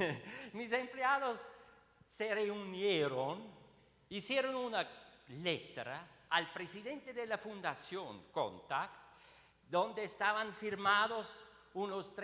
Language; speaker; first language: Spanish; non-native, learner; Swiss German